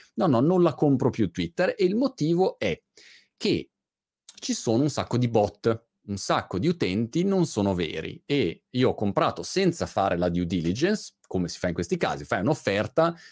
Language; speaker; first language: Italian; native; Italian